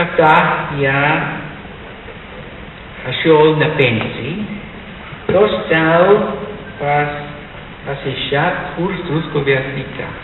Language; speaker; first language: Russian; non-native, learner; German